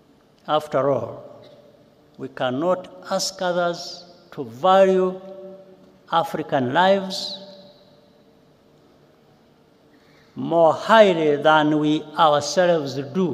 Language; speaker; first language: English; non-native, local second language; Kinyarwanda